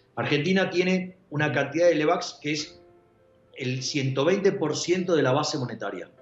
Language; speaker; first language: Spanish; native; Spanish